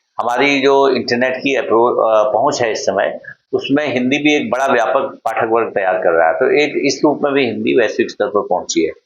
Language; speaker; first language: Hindi; native; Hindi